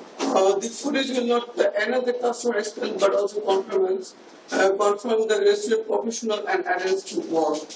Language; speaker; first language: English; non-native, learner; Bangla